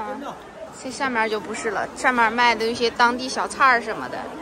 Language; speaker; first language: Chinese; native; Chinese